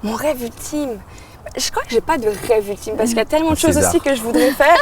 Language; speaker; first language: French; native; French